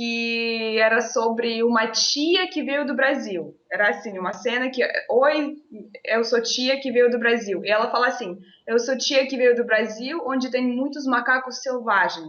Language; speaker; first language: Portuguese; non-native, fluent; Russian